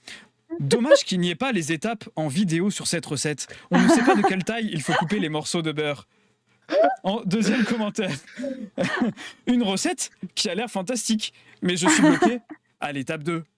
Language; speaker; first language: French; native; French